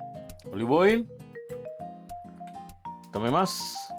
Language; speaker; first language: Japanese; non-native, fluent; Italian